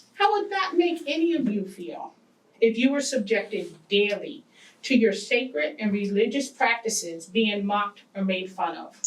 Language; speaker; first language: English; native; English